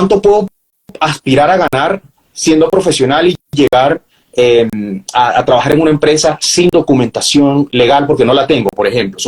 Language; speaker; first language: Spanish; native; Spanish